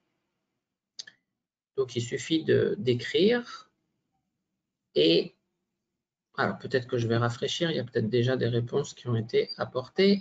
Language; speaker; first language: French; native; French